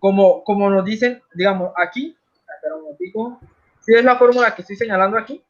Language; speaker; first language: Spanish; native; Spanish